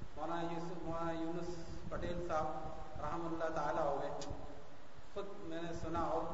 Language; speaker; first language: Urdu; native; Urdu